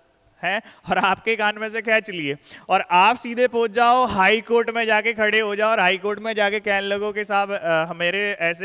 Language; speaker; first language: Hindi; native; Hindi